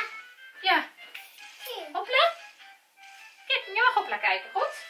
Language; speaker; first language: Dutch; native; Dutch